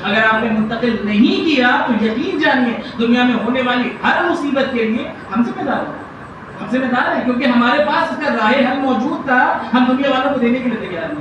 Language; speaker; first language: Urdu; native; Urdu